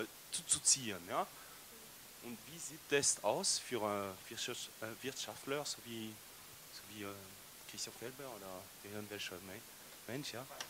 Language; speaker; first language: German; non-native, learner; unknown